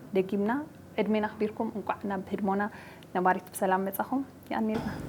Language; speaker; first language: Tigrinya; native; Tigrinya